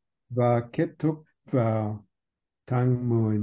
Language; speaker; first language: Vietnamese; non-native, learner; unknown